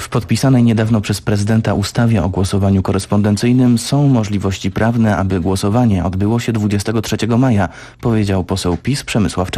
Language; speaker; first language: Polish; native; Polish